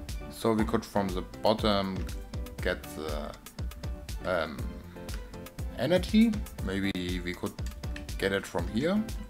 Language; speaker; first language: English; non-native, learner; German